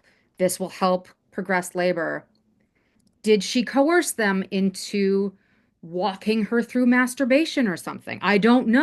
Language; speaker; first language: English; native; English